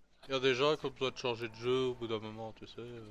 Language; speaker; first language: French; native; French